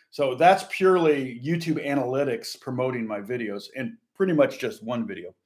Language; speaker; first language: English; native; English